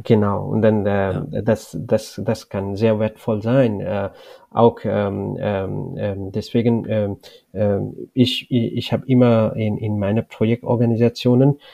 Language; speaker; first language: German; non-native, learner; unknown